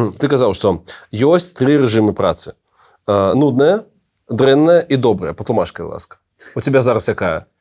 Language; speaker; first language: Belarusian; non-native, local second language; Russian